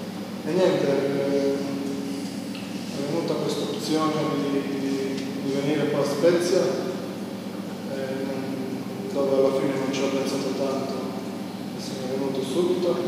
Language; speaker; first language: Italian; non-native, fluent; Croatian